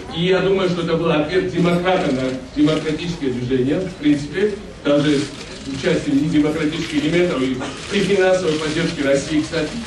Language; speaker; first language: Russian; non-native, local second language; Georgian